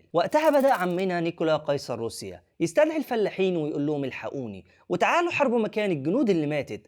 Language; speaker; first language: Arabic; native; Arabic